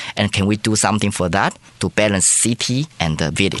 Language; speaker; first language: English; non-native, fluent; Chinese